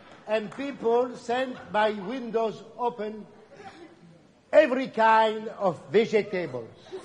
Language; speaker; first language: English; non-native, learner; French